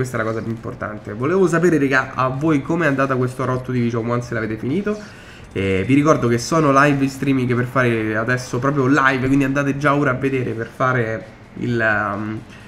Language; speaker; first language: Italian; native; Italian